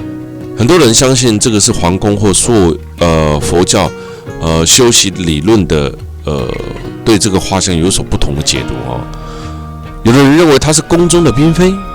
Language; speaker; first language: Chinese; native; Chinese